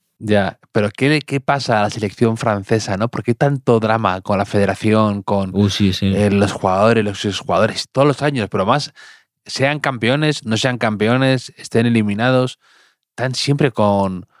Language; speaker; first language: Spanish; native; Spanish